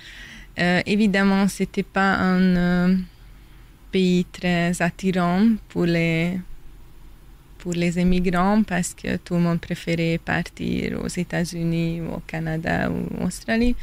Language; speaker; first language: French; non-native, fluent; Hungarian